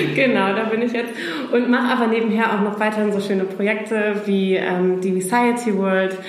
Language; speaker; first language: German; native; German